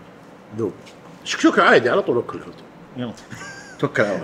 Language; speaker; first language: Arabic; non-native, fluent; Urdu